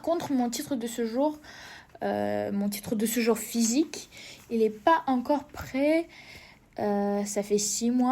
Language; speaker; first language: French; non-native, fluent; Russian